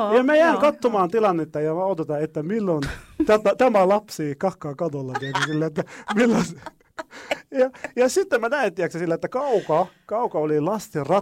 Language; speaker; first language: Finnish; non-native, learner; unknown